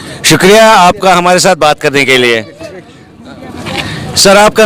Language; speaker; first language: Hindi; non-native, local second language; Kashmiri